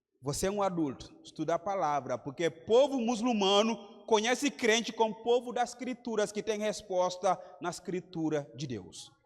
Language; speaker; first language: Portuguese; non-native, fluent; Mandingo